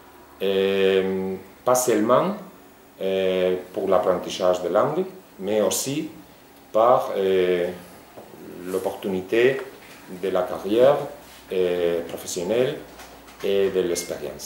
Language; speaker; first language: French; non-native, fluent; Spanish